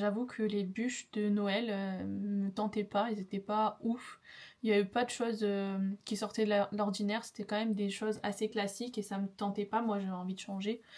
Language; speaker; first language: French; native; French